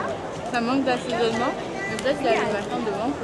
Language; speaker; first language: French; native; French